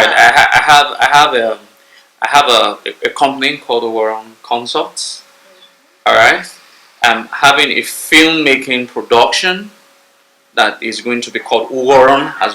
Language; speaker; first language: English; non-native, local second language; Bini